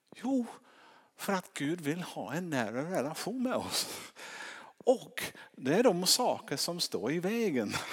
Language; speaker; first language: Swedish; non-native, fluent; English